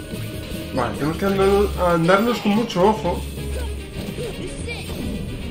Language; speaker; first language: Spanish; native; Spanish